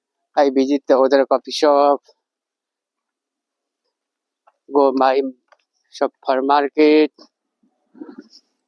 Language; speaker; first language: English; non-native, learner; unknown